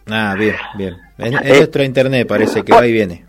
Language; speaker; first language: Spanish; native; Spanish